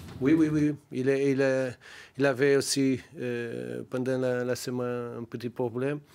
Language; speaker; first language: French; non-native, learner; Portuguese